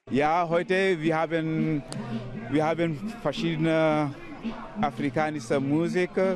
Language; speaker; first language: German; non-native, learner; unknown